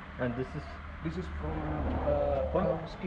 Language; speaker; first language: English; non-native, learner; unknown